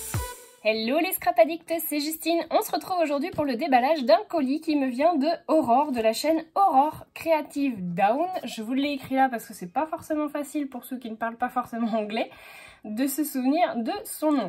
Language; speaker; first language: French; native; French